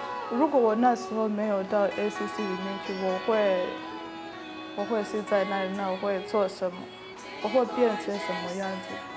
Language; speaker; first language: Chinese; non-native, fluent; Nyanja